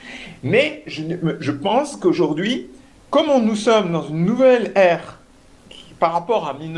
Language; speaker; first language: French; native; French